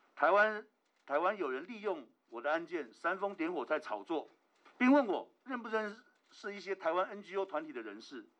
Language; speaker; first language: Chinese; native; Chinese